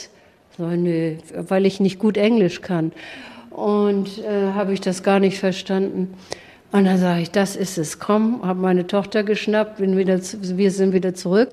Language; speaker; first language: German; native; German